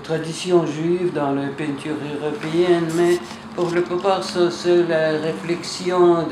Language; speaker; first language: French; non-native, fluent; Russian